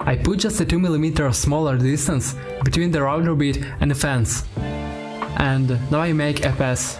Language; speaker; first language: English; non-native, learner; Ukrainian